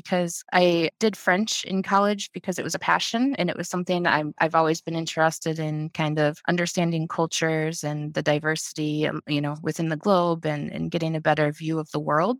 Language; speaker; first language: English; native; English